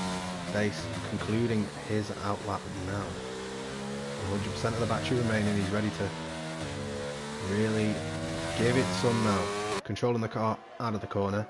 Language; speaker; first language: English; native; English